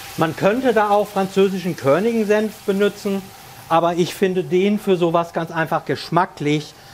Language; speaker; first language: German; non-native, local second language; Swiss German